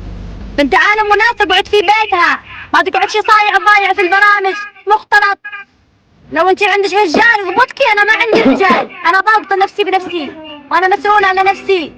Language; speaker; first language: Arabic; native; Arabic